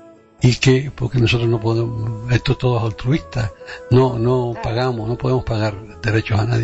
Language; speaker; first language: Spanish; native; Spanish